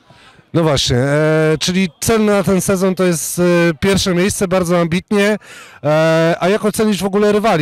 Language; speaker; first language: Polish; native; Polish